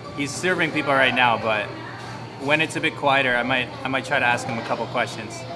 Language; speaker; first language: English; native; English